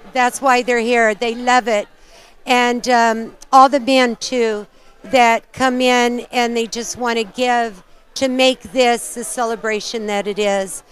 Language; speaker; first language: English; early bilingual, other home language; Portuguese